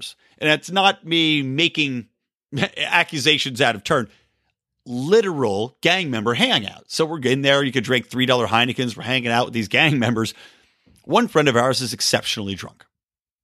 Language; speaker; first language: English; native; English